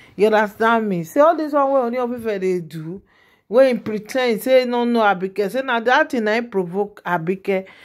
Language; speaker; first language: Nigerian Pidgin; non-native, local second language; Yoruba